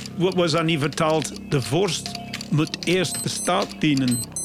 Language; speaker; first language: Dutch; non-native, fluent; English